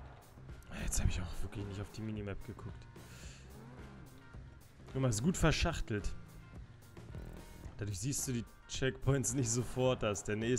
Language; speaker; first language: German; native; German